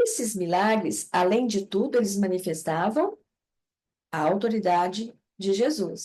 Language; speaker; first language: Portuguese; native; Portuguese